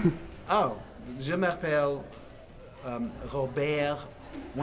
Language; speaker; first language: French; non-native, learner; English